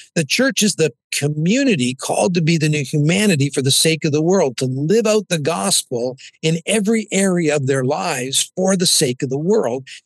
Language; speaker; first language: English; native; English